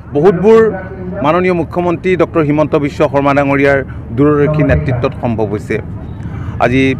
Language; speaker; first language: Assamese; native; Assamese